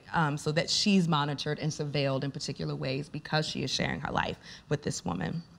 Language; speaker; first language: English; native; English